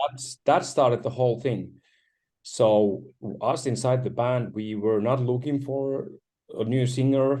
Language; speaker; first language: English; non-native, fluent; Finnish